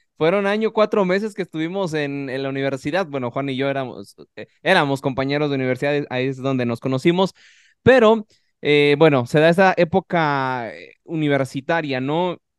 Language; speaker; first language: Spanish; native; Spanish